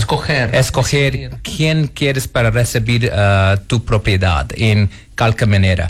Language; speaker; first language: Spanish; non-native, learner; Portuguese